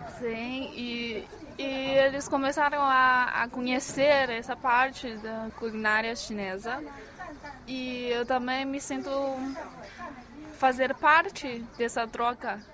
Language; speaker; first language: Portuguese; non-native, fluent; Chinese